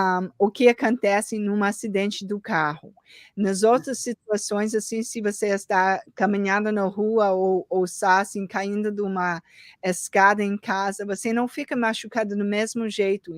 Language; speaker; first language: Portuguese; early bilingual, heritage; English